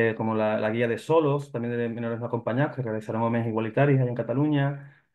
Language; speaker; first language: Spanish; native; Spanish